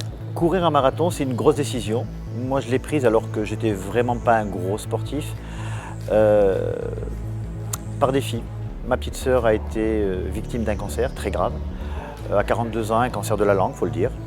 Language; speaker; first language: French; native; French